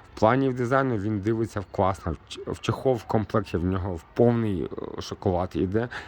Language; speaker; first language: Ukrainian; non-native, local second language; Russian